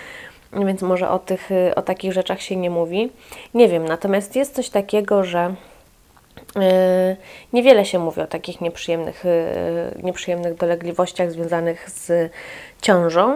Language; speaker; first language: Polish; native; Polish